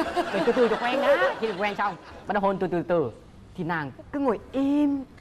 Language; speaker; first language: Vietnamese; native; Vietnamese